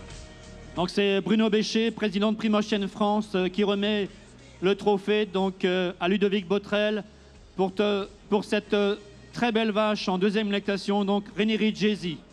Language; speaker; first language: French; native; French